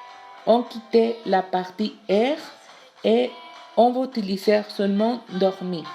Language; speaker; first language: French; non-native, learner; Spanish